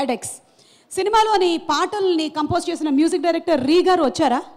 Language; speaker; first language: Telugu; native; Telugu